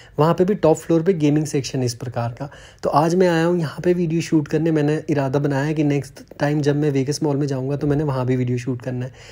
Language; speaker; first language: Hindi; native; Hindi